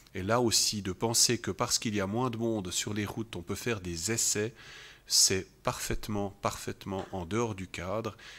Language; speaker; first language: French; native; French